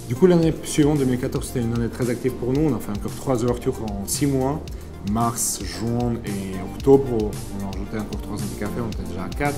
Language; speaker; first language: French; non-native, fluent; Ukrainian